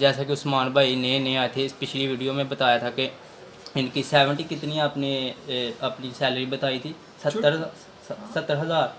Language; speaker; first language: Urdu; non-native, local second language; Punjabi